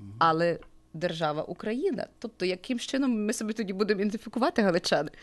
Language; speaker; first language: Ukrainian; native; Ukrainian